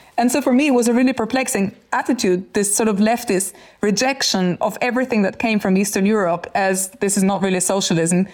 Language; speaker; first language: English; non-native, fluent; Albanian